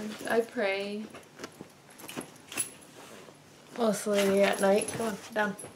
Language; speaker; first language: English; native; English